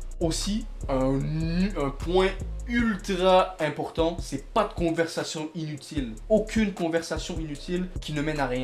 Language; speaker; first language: French; native; French